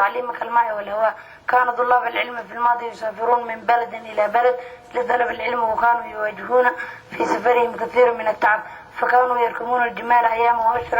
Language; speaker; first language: Arabic; non-native, local second language; Somali